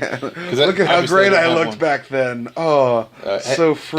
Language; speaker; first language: English; native; English